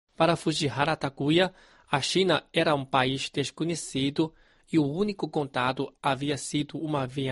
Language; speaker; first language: Portuguese; non-native, fluent; Chinese